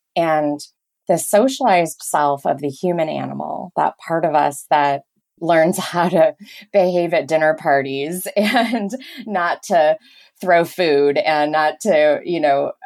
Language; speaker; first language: English; native; English